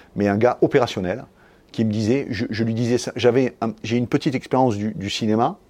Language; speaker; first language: French; native; French